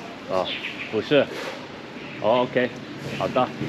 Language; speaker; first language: Chinese; non-native, learner; English